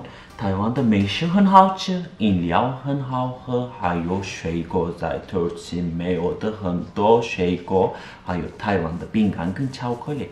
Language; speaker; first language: Chinese; non-native, learner; Turkish